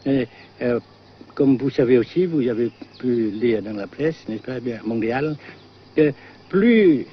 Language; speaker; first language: French; non-native, local second language; Vietnamese